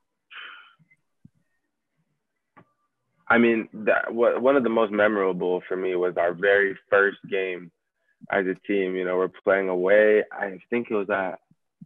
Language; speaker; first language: English; native; English